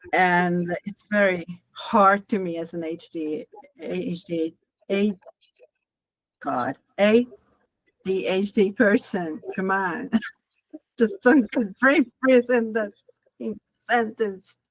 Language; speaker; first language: English; non-native, learner; Hungarian